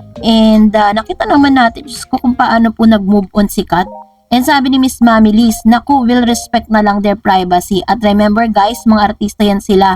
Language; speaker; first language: Filipino; native; Filipino